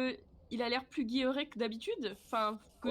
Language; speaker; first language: French; native; French